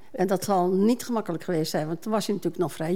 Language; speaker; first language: Dutch; native; Dutch